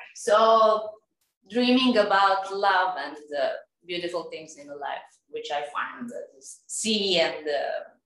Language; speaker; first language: English; non-native, fluent; Serbian